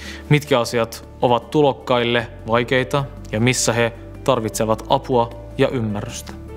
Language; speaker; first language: Finnish; non-native, fluent; Turkish